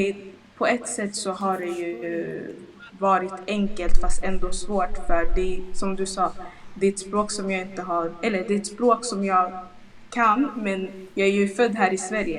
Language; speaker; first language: Swedish; early bilingual, other home language; Lingala